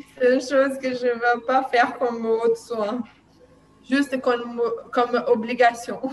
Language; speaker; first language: French; non-native, fluent; Portuguese